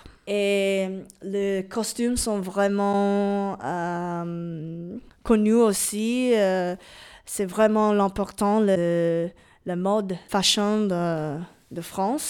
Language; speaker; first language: French; non-native, learner; Chinese